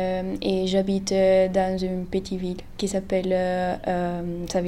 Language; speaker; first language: French; non-native, learner; Italian